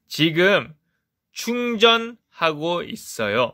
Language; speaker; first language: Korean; non-native, fluent; English